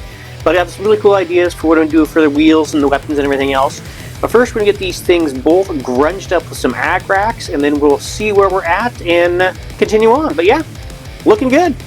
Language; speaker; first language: English; native; English